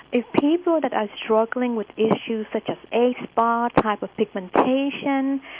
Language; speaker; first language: English; early bilingual, other home language; Vietnamese